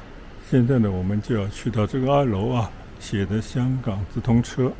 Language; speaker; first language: Chinese; native; Chinese